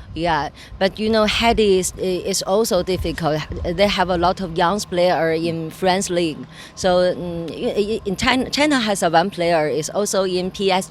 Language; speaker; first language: English; non-native, learner; Chinese